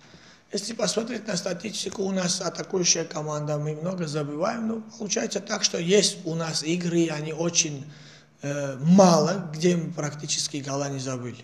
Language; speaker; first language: Russian; non-native, fluent; Georgian